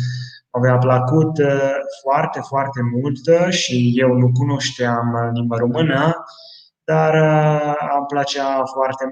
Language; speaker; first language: Romanian; non-native, fluent; Italian